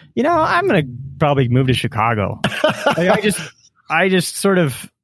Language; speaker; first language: English; native; English